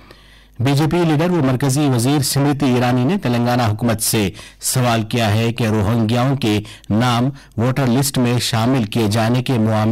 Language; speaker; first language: Urdu; native; Urdu